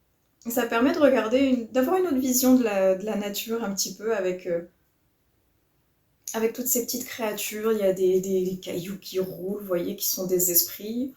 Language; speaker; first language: French; native; French